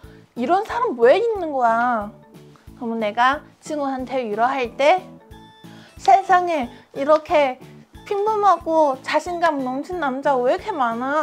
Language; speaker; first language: Korean; non-native, fluent; Chinese